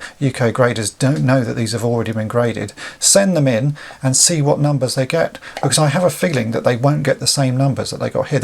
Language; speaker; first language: English; native; English